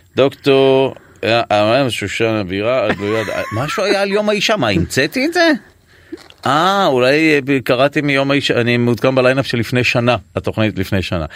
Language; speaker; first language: Hebrew; native; Hebrew